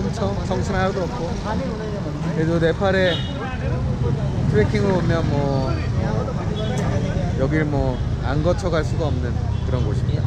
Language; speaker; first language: Korean; native; Korean